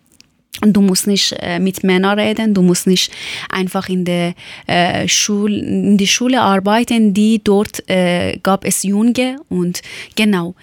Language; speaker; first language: German; non-native, learner; Persian